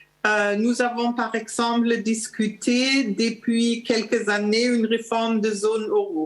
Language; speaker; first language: French; non-native, fluent; German